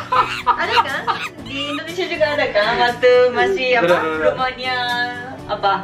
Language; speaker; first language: Indonesian; non-native, learner; Japanese